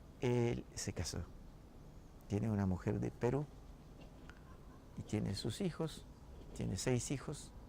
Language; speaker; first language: Spanish; non-native, local second language; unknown